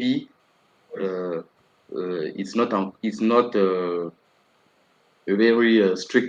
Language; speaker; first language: English; non-native, learner; French